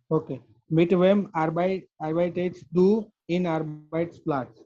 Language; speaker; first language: German; non-native, learner; Gujarati